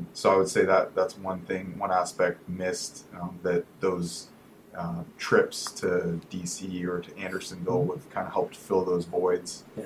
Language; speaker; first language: English; native; English